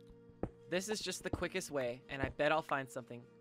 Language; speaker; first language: English; native; English